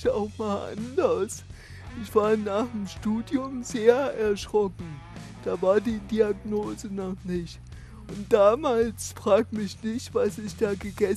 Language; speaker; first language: German; native; German